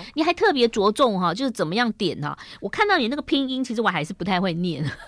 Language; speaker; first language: Chinese; native; Chinese